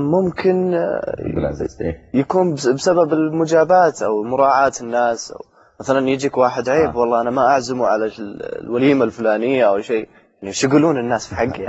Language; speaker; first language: Arabic; native; Arabic